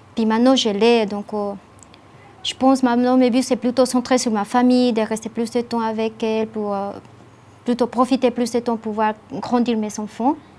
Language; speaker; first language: French; non-native, fluent; Spanish